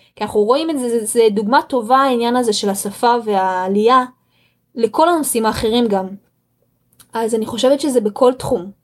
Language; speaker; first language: Hebrew; early bilingual, other home language; Russian